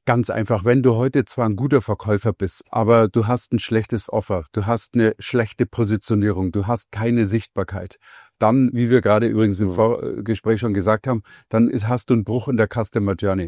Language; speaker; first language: German; native; German